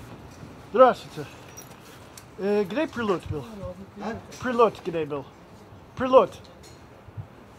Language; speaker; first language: Russian; non-native, learner; English